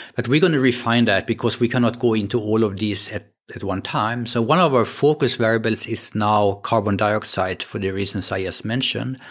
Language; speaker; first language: English; non-native, fluent; Swedish